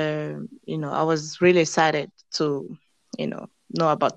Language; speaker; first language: English; non-native, fluent; French